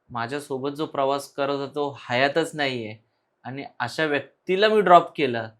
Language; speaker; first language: Marathi; native; Marathi